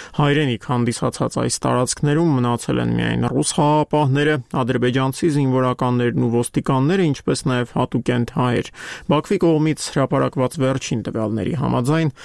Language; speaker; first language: Armenian; native; Armenian